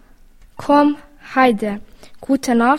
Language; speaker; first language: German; early bilingual, other home language; Albanian